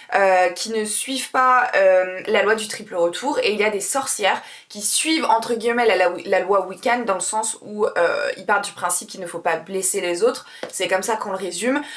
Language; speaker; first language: French; native; French